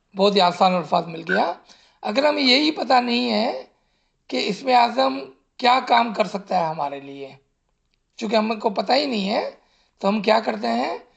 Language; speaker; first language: Urdu; non-native, local second language; Gujarati